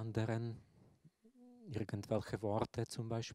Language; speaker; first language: German; non-native, fluent; Slovak